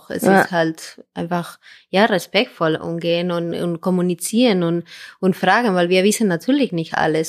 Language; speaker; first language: German; non-native, fluent; Spanish